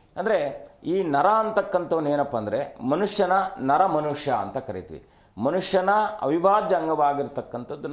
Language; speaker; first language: Kannada; native; Kannada